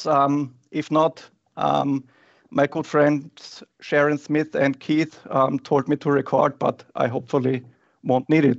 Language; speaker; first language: English; non-native, fluent; German